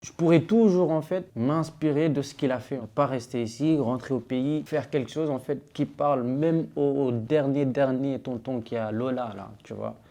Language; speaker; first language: French; non-native, local second language; Fula